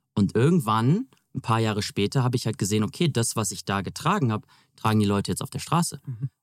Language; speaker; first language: German; native; German